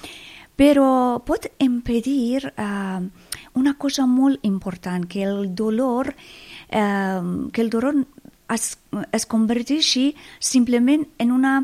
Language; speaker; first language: Catalan; non-native, fluent; Persian